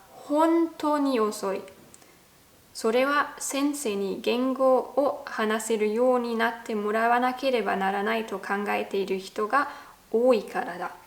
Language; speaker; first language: Japanese; non-native, fluent; German